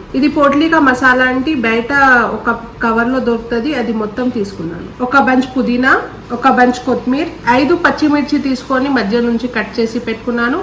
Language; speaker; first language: Telugu; non-native, local second language; Urdu